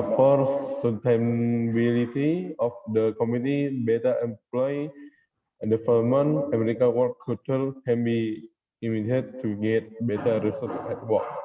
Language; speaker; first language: English; non-native, learner; Indonesian